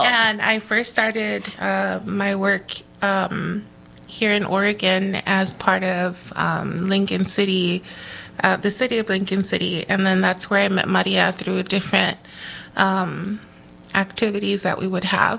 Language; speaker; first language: English; early bilingual, other home language; Spanish